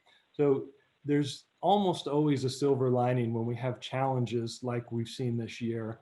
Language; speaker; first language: English; native; English